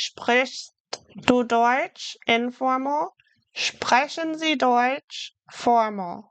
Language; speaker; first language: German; non-native, fluent; English